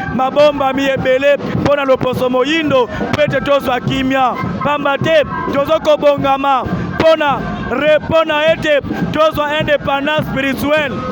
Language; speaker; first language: Lingala; non-native, local second language; Kongo